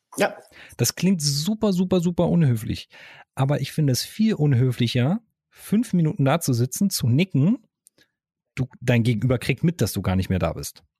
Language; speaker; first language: German; native; German